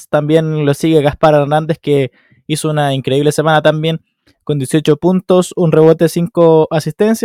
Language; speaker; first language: Spanish; native; Spanish